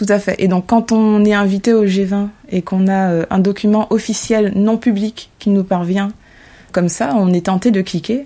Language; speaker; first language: French; native; French